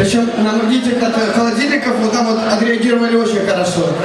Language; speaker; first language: Russian; native; Russian